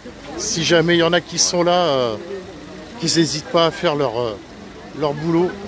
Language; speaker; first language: French; native; French